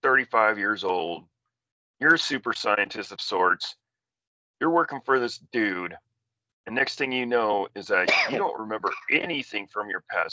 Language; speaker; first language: English; native; English